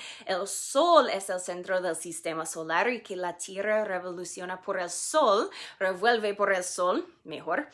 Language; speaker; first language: Spanish; non-native, fluent; English